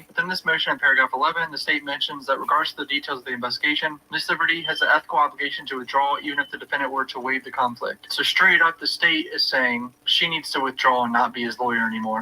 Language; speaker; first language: English; native; English